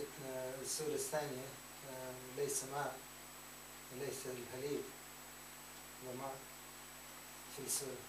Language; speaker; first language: Arabic; non-native, learner; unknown